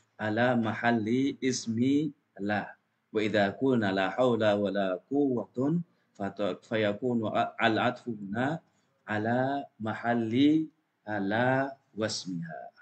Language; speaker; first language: Arabic; non-native, fluent; Indonesian